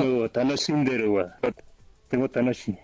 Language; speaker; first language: Japanese; non-native, learner; English